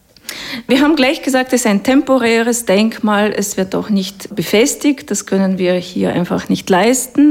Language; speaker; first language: German; non-native, fluent; Russian